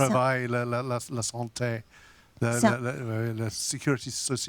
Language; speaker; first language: French; non-native, learner; English